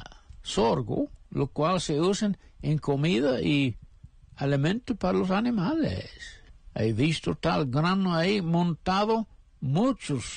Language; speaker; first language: Spanish; non-native, fluent; English